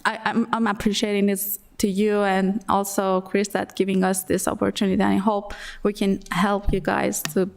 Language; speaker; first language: English; non-native, fluent; Persian